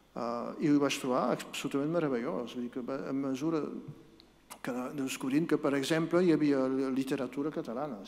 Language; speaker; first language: Catalan; non-native, local second language; French